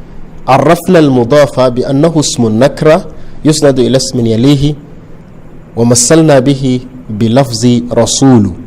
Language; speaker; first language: Arabic; non-native, fluent; Hausa